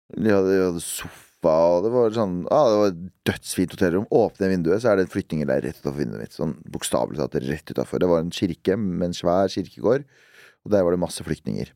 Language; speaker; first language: Norwegian; early bilingual, other home language; Central Kurdish